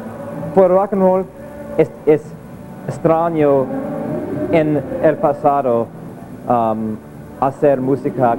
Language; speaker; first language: Spanish; non-native, learner; English